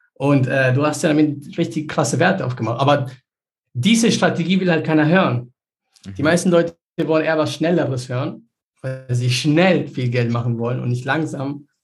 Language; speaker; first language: German; early bilingual, other home language; Spanish